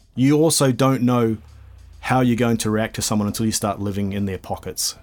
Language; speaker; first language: English; native; English